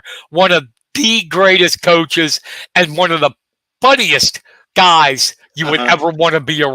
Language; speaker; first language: English; native; English